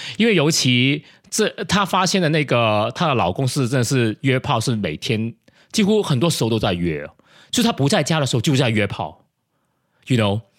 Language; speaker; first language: Chinese; non-native, local second language; Cantonese